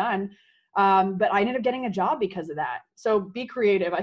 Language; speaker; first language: English; native; English